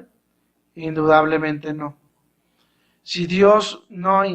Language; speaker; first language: Spanish; native; Spanish